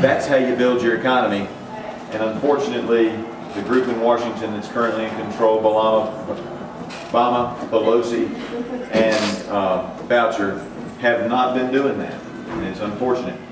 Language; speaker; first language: English; native; English